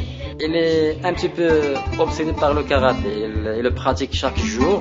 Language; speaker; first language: French; non-native, local second language; Arabic